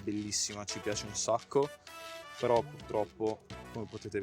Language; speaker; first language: Italian; native; Italian